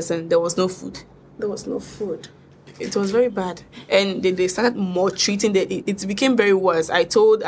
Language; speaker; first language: English; non-native, local second language; Akan